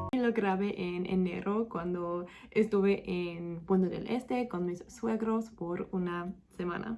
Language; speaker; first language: Spanish; non-native, learner; English